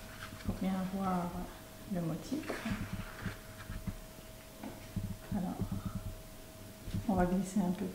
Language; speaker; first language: French; native; French